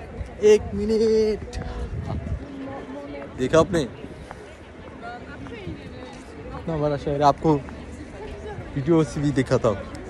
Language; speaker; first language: Hindi; non-native, learner; Bangla